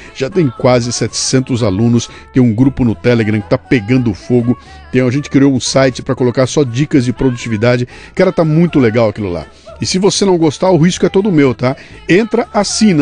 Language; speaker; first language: Portuguese; native; Portuguese